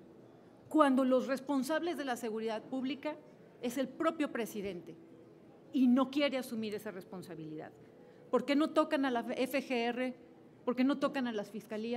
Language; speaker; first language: Spanish; native; Spanish